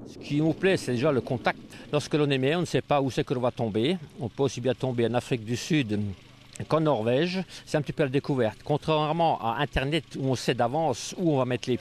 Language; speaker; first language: French; native; French